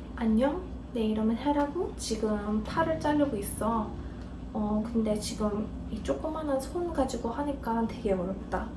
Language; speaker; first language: Korean; early bilingual, heritage; Korean